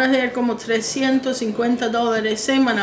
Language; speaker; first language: Spanish; non-native, fluent; English